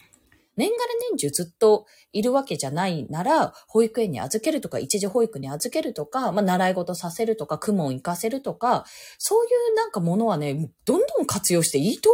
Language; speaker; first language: Japanese; native; Japanese